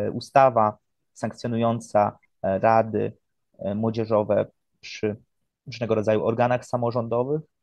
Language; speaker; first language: Polish; native; Polish